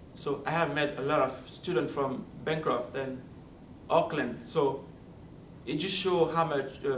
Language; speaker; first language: English; non-native, fluent; French